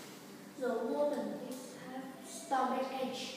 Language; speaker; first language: English; non-native, learner; Vietnamese